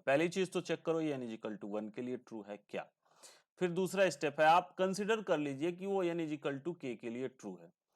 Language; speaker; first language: Hindi; native; Hindi